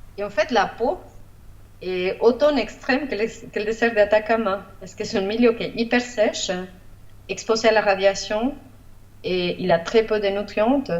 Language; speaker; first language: French; non-native, fluent; Spanish